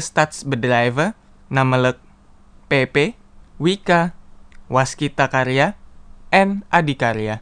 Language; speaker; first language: Dutch; non-native, fluent; Indonesian